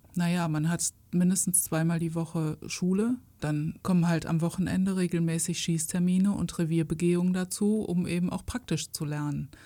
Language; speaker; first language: German; native; German